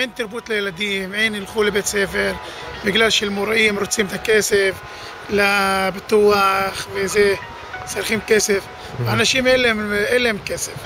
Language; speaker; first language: Hebrew; non-native, local second language; Arabic